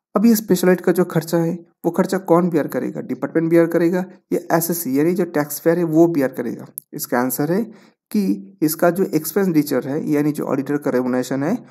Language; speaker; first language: Hindi; non-native, local second language; Bangla